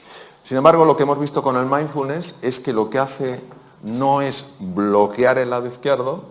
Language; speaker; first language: Spanish; native; Spanish